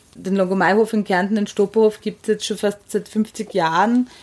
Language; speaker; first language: German; native; German